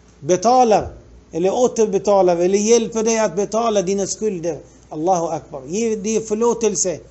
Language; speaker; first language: Swedish; non-native, fluent; Arabic